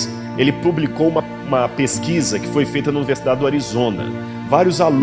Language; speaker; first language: Portuguese; native; Portuguese